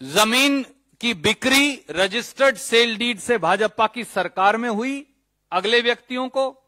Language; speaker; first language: Hindi; native; Hindi